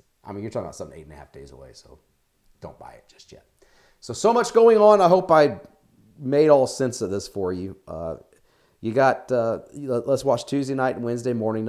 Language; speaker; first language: English; native; English